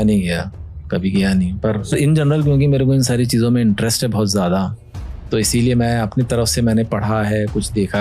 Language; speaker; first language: Hindi; native; Hindi